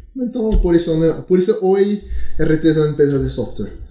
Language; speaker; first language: Spanish; non-native, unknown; Portuguese